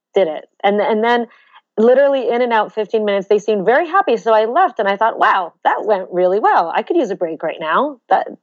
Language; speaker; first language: English; native; English